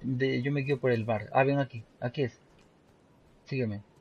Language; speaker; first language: Spanish; non-native, fluent; Portuguese